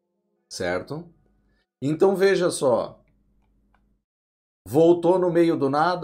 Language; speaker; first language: Portuguese; native; Portuguese